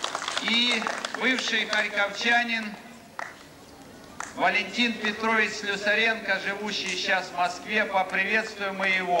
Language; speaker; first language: Russian; native; Russian